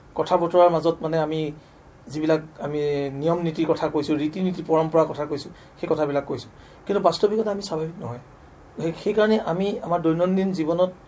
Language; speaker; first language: Assamese; native; Assamese